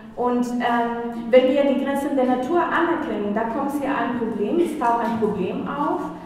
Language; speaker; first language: German; non-native, fluent; Spanish